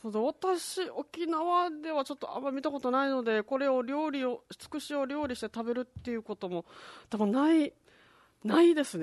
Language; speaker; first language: Japanese; native; Japanese